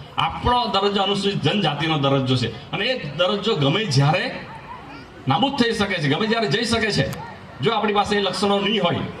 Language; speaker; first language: Gujarati; non-native, local second language; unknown